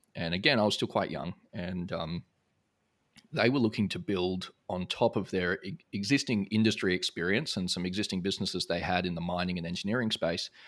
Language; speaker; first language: English; native; English